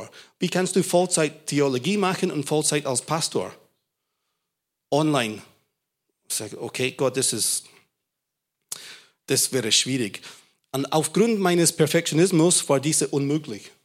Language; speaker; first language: German; non-native, fluent; English